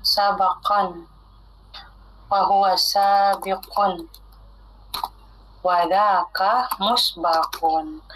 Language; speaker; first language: Arabic; non-native, fluent; Indonesian